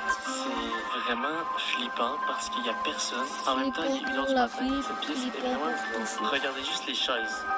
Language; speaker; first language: French; native; French